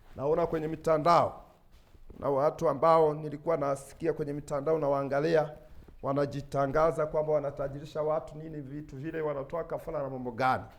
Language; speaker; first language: Swahili; non-native, local second language; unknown